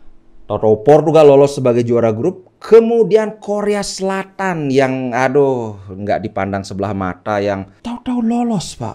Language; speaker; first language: Indonesian; native; Indonesian